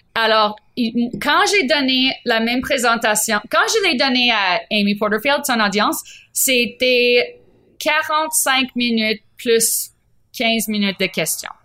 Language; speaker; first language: French; non-native, fluent; English